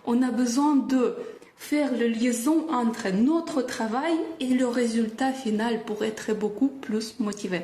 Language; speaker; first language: French; non-native, fluent; Russian